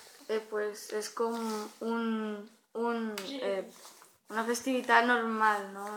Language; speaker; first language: Catalan; non-native, learner; Romanian